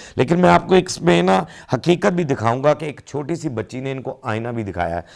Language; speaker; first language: Urdu; non-native, local second language; Punjabi